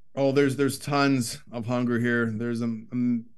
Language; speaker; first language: English; native; English